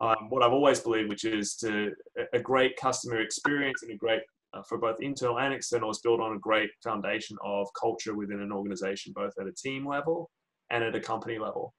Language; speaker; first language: English; native; English